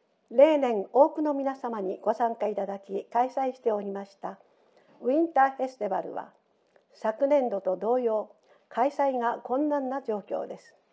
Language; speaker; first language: Japanese; native; Japanese